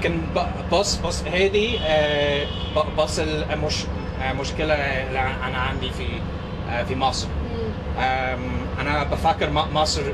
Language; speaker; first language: Arabic; non-native, learner; English